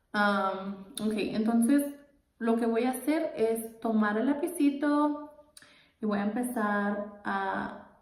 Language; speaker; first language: Spanish; early bilingual, other home language; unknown